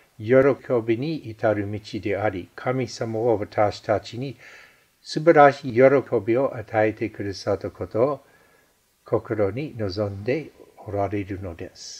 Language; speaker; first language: Japanese; non-native, fluent; English